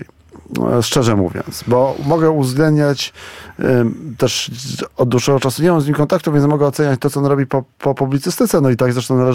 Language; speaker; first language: Polish; native; Polish